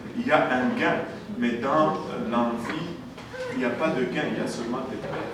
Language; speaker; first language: French; non-native, local second language; Swahili